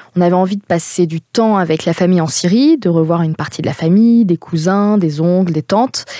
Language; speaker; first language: French; native; French